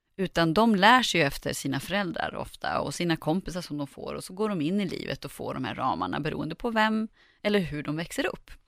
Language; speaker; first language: Swedish; native; Swedish